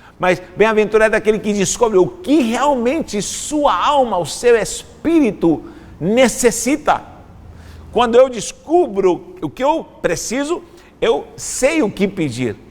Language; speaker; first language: Portuguese; non-native, fluent; Spanish